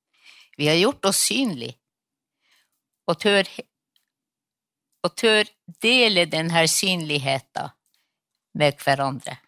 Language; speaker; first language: Norwegian; non-native, local second language; Northern Sami